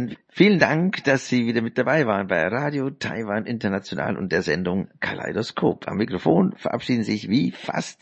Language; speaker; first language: German; native; German